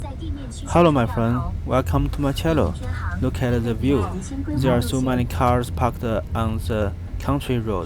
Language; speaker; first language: English; non-native, fluent; Chinese